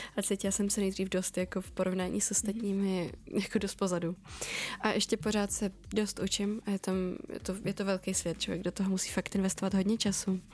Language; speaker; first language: Czech; early bilingual, other home language; Russian